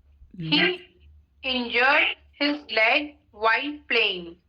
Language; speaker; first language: English; non-native, learner; Hindi